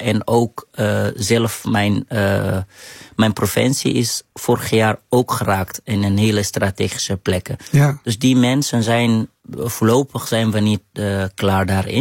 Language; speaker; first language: Dutch; non-native, fluent; Arabic